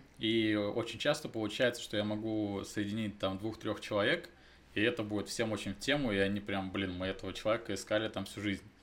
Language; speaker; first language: Russian; native; Russian